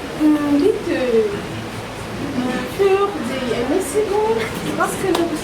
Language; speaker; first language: German; non-native, learner; French